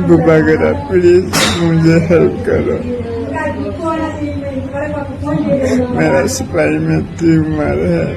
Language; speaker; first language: Hindi; non-native, local second language; Kok Borok